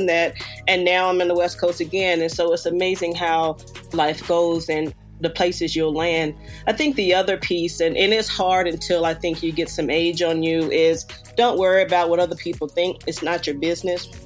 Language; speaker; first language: English; native; English